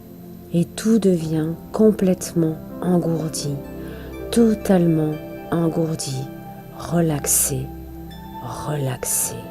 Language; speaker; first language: French; native; French